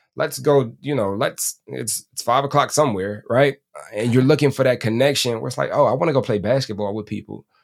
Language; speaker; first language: English; native; English